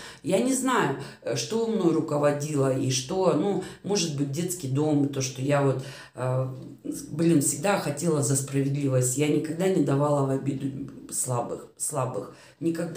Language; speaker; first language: Russian; native; Russian